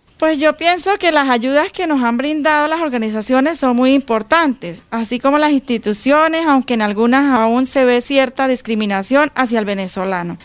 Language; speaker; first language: Spanish; native; Spanish